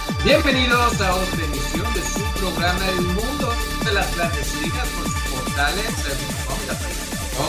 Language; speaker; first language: Spanish; native; Spanish